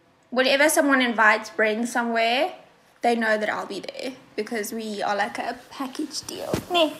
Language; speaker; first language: English; non-native, local second language; Afrikaans